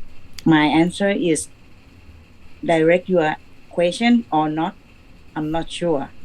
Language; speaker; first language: English; non-native, learner; Thai